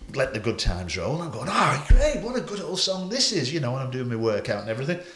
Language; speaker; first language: English; native; English